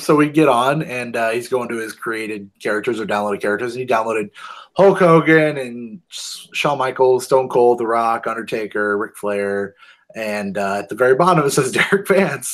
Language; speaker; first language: English; native; English